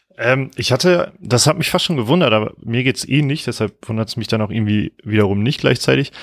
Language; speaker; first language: German; native; German